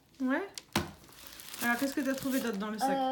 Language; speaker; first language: French; native; French